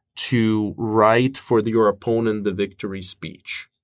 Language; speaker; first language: English; non-native, fluent; Russian